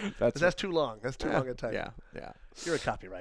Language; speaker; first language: English; native; English